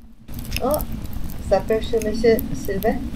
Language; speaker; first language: French; non-native, learner; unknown